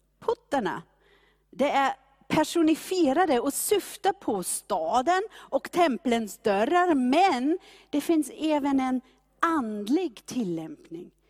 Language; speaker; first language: Swedish; non-native, fluent; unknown